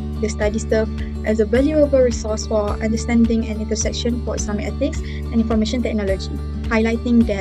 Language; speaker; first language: English; non-native, local second language; Malay